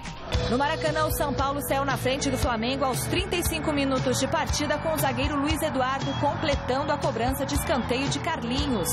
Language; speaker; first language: Portuguese; native; Portuguese